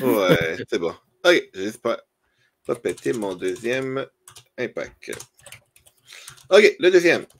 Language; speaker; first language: French; native; French